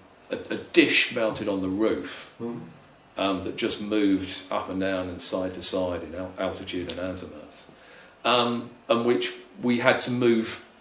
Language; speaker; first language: English; native; English